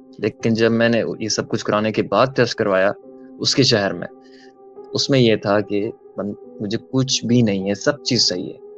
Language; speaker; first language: Urdu; early bilingual, heritage; Urdu